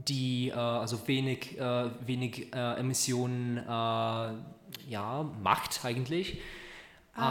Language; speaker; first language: German; non-native, learner; Czech